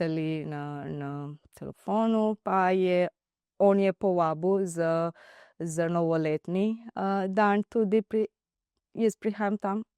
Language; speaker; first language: Slovenian; non-native, learner; Divehi